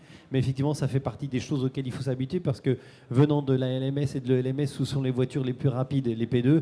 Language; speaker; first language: French; native; French